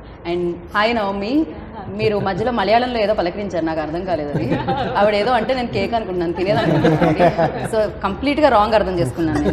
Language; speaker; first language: Telugu; native; Telugu